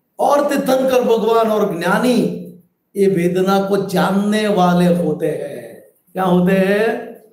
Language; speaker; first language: Hindi; non-native, local second language; Gujarati